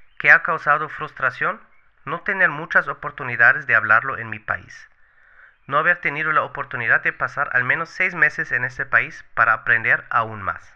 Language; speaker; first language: Spanish; non-native, fluent; German